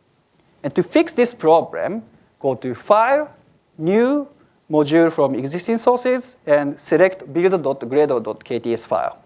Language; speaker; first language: English; non-native, fluent; Japanese